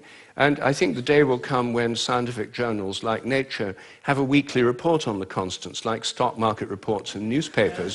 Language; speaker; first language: English; native; English